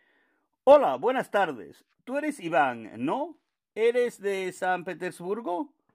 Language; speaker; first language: Spanish; non-native, fluent; Finnish